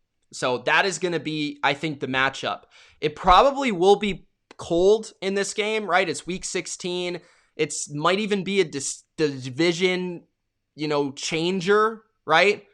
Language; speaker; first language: English; native; English